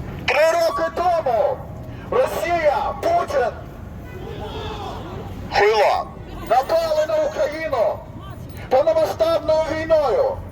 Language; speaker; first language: Ukrainian; native; Ukrainian